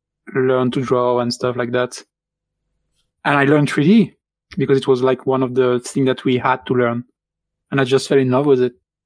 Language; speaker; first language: English; non-native, fluent; French